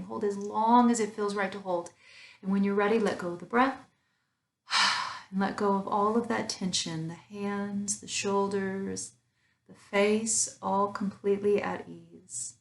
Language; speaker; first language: English; native; English